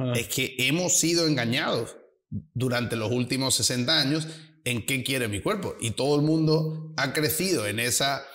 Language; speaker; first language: Spanish; native; Spanish